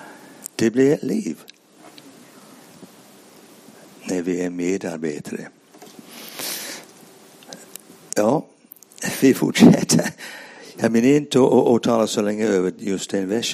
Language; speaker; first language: Swedish; non-native, fluent; English